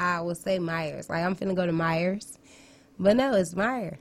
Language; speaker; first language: English; native; English